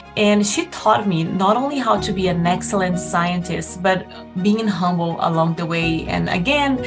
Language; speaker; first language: English; non-native, fluent; Portuguese